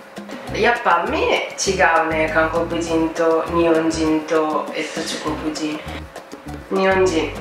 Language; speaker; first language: Japanese; non-native, fluent; Italian